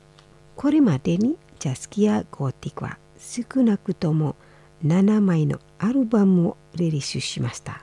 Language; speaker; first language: Japanese; non-native, fluent; Indonesian